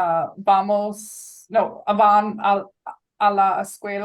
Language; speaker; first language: Spanish; non-native, learner; English